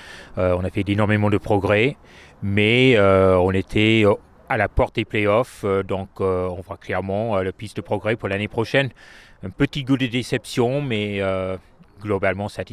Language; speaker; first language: French; native; French